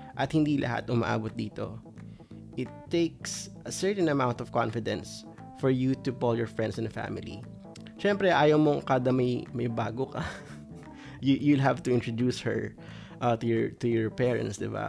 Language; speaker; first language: English; non-native, local second language; Filipino